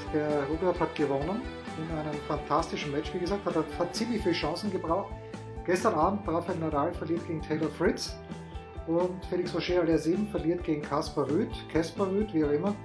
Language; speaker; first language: German; native; German